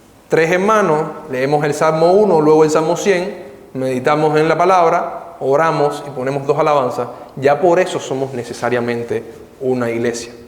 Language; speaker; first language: Spanish; native; Spanish